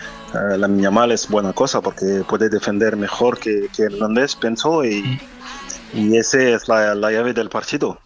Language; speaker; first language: Spanish; non-native, fluent; French